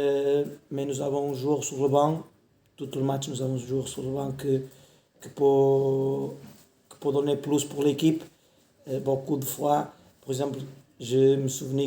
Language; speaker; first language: French; non-native, learner; Portuguese